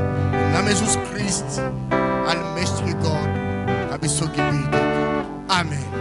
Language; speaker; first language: German; non-native, learner; French